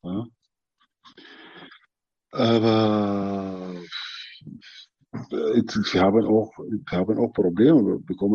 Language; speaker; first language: German; non-native, learner; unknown